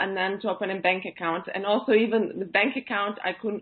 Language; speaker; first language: English; non-native, fluent; Russian